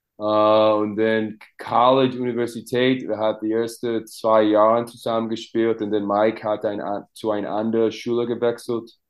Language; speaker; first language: German; non-native, learner; English